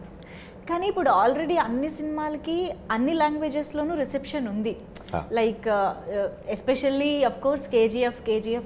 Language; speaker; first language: Telugu; native; Telugu